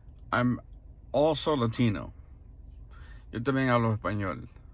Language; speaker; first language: English; early bilingual, other home language; Spanish